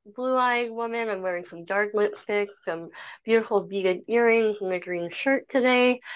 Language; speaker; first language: English; native; English